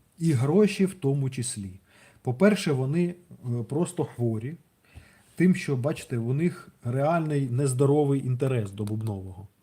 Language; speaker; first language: Ukrainian; non-native, local second language; Russian